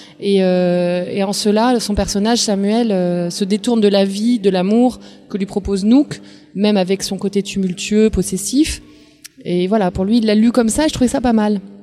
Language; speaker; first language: French; native; French